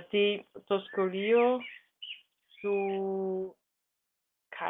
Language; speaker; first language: Greek; non-native, learner; German